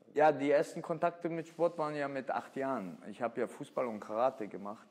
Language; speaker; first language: German; early bilingual, other home language; Italian